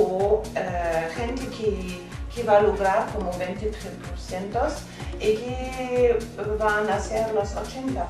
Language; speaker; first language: Spanish; non-native, fluent; German